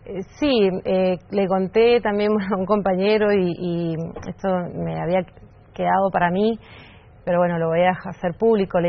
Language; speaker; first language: Spanish; native; Spanish